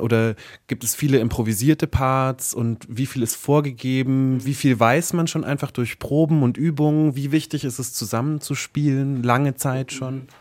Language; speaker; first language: German; native; German